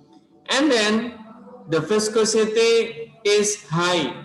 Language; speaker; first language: English; non-native, learner; Indonesian